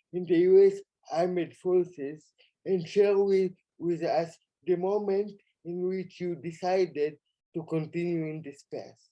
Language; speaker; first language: English; non-native, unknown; Hebrew